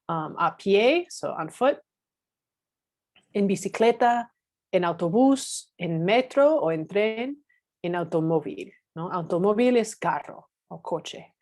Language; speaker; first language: Spanish; non-native, fluent; English